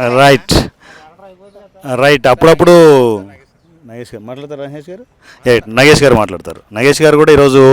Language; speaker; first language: Telugu; native; Telugu